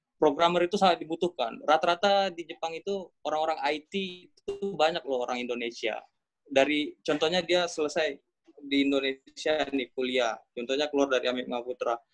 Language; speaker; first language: Indonesian; native; Indonesian